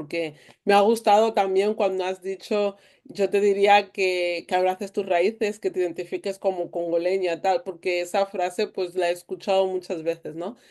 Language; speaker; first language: Spanish; native; Spanish